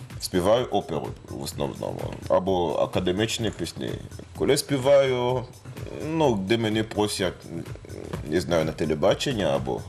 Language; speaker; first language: Ukrainian; non-native, fluent; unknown